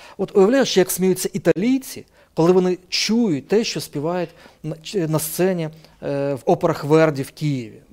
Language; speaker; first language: Ukrainian; native; Ukrainian